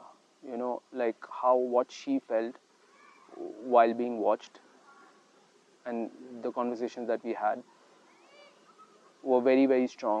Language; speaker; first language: English; non-native, local second language; Hindi